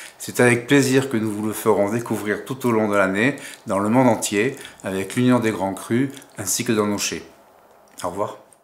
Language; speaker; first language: French; native; French